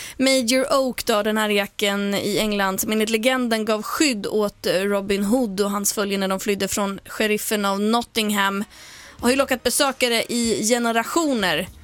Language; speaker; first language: Swedish; native; Swedish